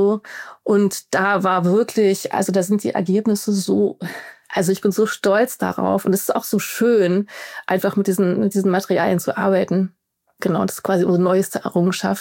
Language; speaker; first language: German; native; German